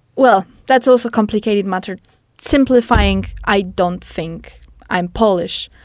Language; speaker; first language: English; non-native, fluent; Polish